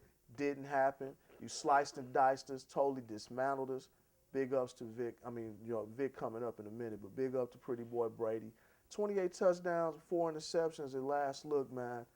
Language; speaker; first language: English; native; English